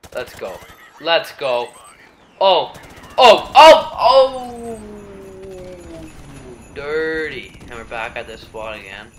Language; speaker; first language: English; native; English